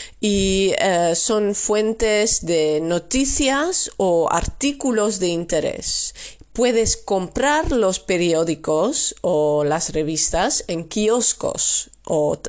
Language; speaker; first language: Spanish; non-native, fluent; Dutch